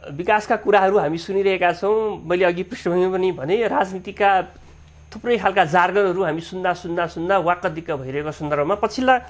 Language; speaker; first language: Nepali; native; Nepali